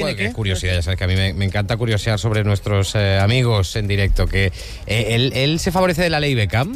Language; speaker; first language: Spanish; native; Spanish